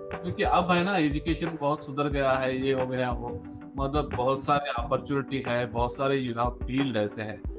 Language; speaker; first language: Hindi; non-native, local second language; Kannada